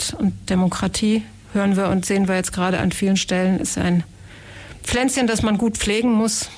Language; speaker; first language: German; native; German